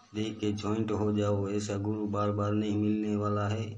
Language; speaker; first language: Hindi; non-native, local second language; Gujarati